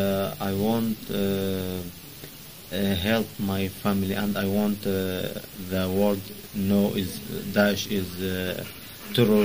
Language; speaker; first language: English; non-native, learner; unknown